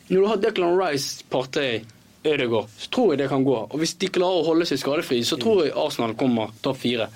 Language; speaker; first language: Norwegian; early bilingual, other home language; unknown